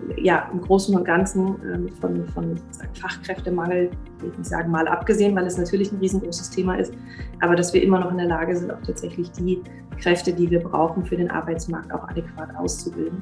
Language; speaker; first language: German; native; German